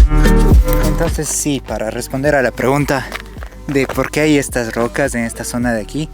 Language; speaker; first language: Spanish; native; Spanish